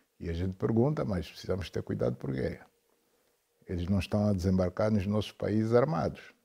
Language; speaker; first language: Portuguese; native; Portuguese